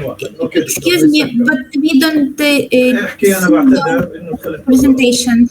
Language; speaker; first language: English; non-native, learner; Ukrainian